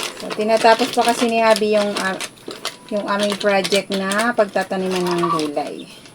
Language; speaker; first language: Filipino; non-native, local second language; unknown